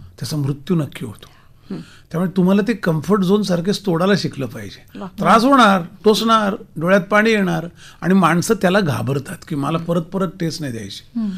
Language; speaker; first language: Marathi; native; Marathi